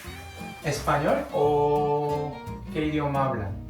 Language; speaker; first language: Spanish; non-native, fluent; Korean